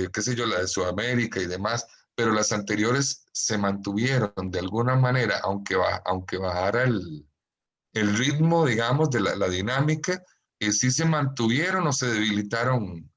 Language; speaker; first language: Spanish; native; Spanish